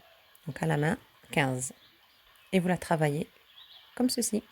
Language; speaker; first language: French; early bilingual, other home language; Turkish